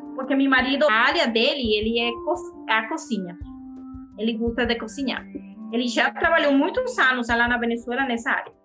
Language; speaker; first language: Portuguese; early bilingual, other home language; Spanish